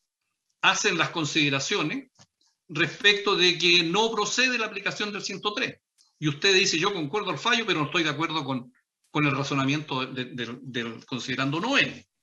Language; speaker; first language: Spanish; native; Spanish